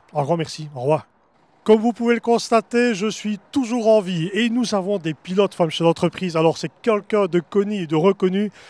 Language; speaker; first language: French; native; French